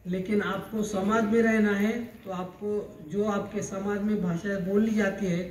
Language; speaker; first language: Hindi; non-native, local second language; Marathi